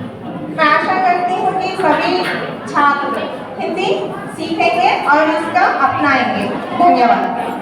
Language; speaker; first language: Hindi; non-native, local second language; Telugu